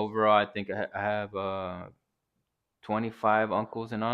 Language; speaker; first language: English; native; English